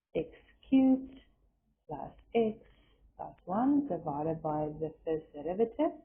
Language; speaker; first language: English; non-native, local second language; Afrikaans